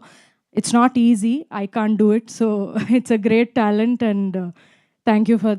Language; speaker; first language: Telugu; non-native, fluent; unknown